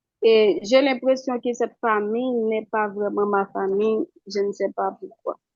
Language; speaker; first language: French; non-native, local second language; Haitian Creole